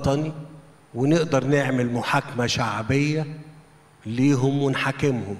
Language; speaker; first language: Arabic; native; Arabic